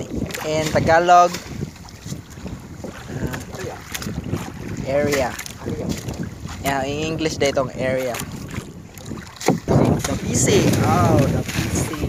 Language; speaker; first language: English; non-native, learner; Cebuano